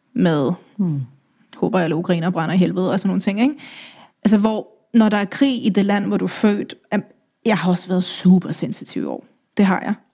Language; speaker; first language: Danish; early bilingual, other home language; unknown